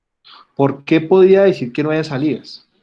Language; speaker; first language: Spanish; native; Spanish